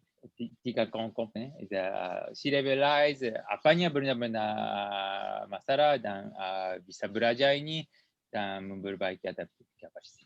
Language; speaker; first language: Indonesian; non-native, learner; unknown